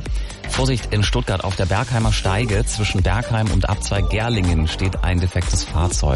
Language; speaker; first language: German; native; German